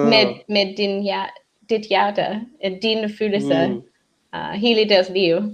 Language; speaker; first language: Danish; non-native, learner; English